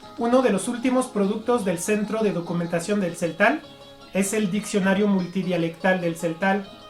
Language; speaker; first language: Spanish; non-native, fluent; French